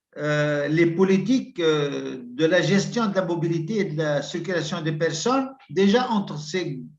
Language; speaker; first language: French; non-native, local second language; Arabic